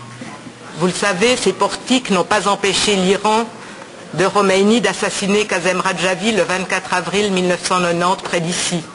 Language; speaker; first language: French; native; French